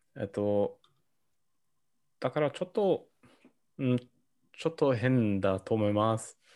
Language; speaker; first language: Japanese; non-native, learner; English